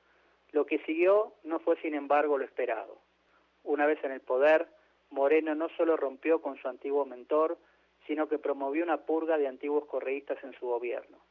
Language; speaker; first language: Spanish; native; Spanish